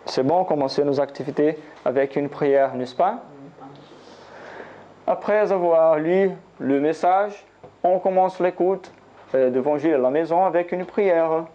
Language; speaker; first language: French; non-native, learner; Portuguese